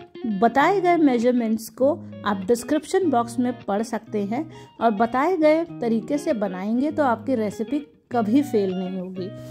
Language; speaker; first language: Hindi; native; Hindi